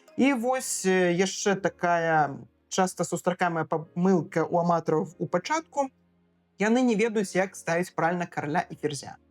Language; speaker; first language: Belarusian; non-native, local second language; Russian